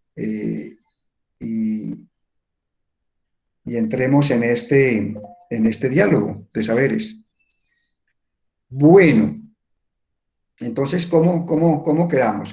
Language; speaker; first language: Spanish; native; Spanish